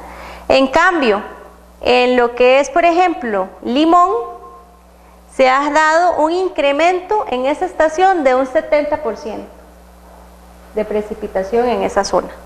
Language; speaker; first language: Spanish; native; Spanish